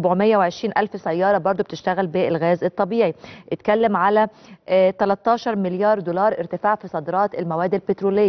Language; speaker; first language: Arabic; native; Arabic